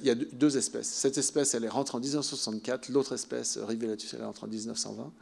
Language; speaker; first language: French; native; French